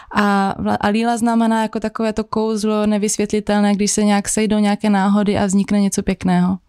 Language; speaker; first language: Czech; native; Czech